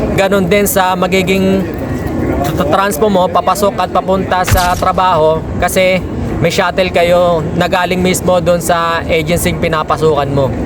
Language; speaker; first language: Filipino; native; Filipino